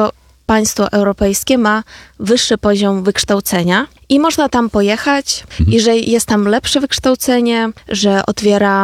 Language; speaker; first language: Polish; non-native, fluent; Ukrainian